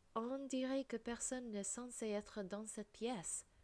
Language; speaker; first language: French; non-native, learner; English